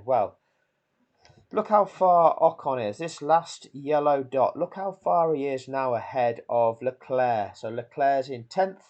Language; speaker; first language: English; native; English